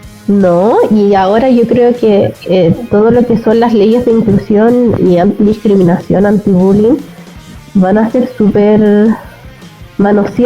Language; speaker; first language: Spanish; native; Spanish